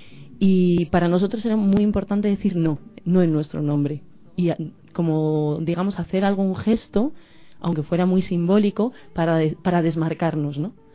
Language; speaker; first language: Spanish; native; Spanish